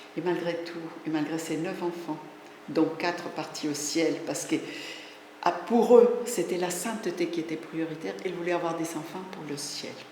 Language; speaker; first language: French; non-native, fluent; Spanish